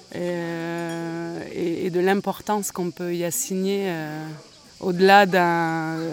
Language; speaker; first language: French; native; French